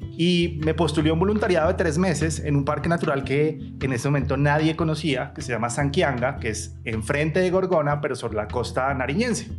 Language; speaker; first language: Spanish; native; Spanish